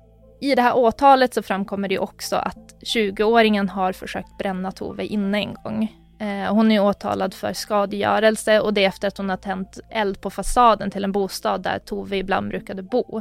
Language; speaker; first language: Swedish; native; Swedish